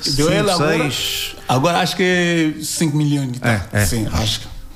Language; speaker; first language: Portuguese; non-native, learner; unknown